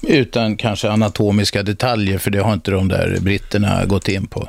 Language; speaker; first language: Swedish; native; Swedish